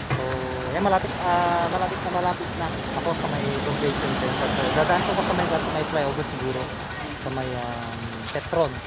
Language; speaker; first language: Filipino; non-native, local second language; Iloko